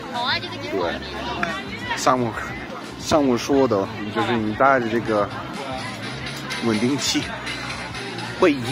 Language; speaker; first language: Chinese; non-native, learner; English